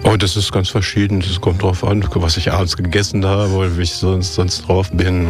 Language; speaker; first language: German; native; German